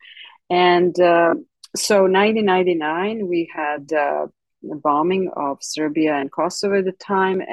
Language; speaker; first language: English; non-native, fluent; Serbian